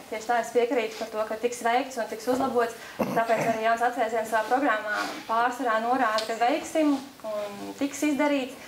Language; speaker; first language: Latvian; native; Latvian